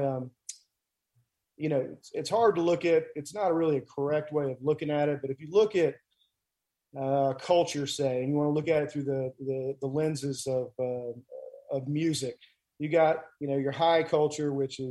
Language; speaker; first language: English; native; English